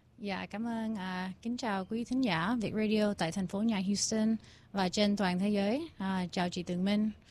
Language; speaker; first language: Vietnamese; early bilingual, heritage; Vietnamese